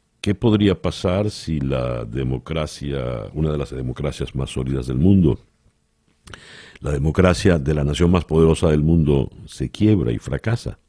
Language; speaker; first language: Spanish; native; Spanish